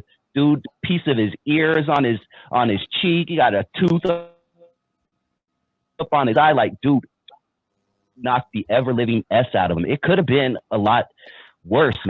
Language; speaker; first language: English; native; English